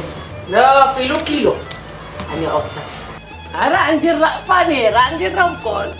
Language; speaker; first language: Hebrew; early bilingual, other home language; Arabic